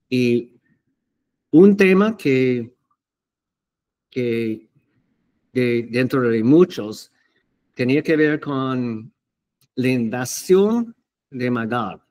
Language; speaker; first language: Spanish; non-native, fluent; English